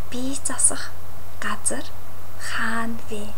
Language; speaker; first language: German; non-native, fluent; Mongolian